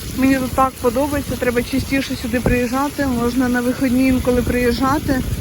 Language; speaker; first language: Ukrainian; non-native, local second language; Russian